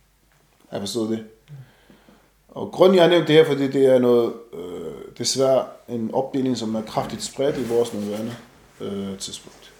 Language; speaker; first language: Danish; non-native, fluent; Arabic